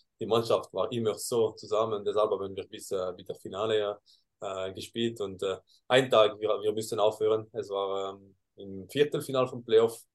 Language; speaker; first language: German; non-native, local second language; French